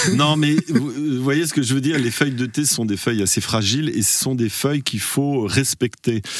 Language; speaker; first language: French; non-native, fluent; English